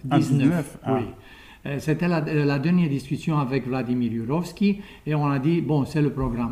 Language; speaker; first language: French; non-native, fluent; Romanian